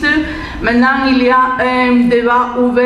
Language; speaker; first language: French; non-native, fluent; Spanish